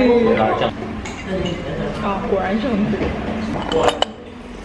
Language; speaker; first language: Chinese; early bilingual, heritage; Chinese